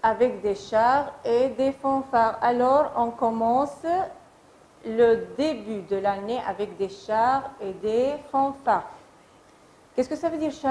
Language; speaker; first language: French; non-native, fluent; Arabic